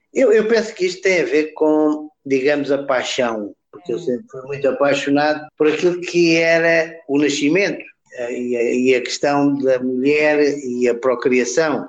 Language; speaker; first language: Portuguese; native; Portuguese